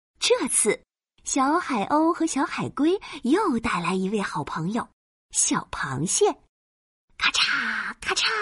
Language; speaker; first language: Chinese; native; Chinese